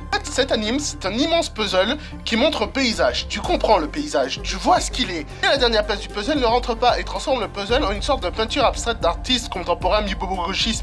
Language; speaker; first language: French; native; French